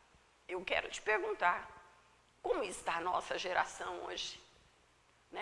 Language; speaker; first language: Portuguese; native; Portuguese